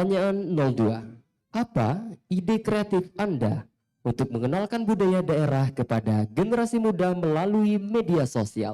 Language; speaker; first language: Indonesian; native; Indonesian